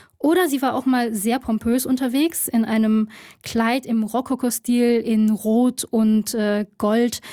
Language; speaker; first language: German; early bilingual, other home language; Cantonese